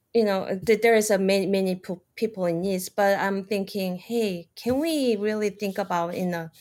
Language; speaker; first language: English; non-native, fluent; Korean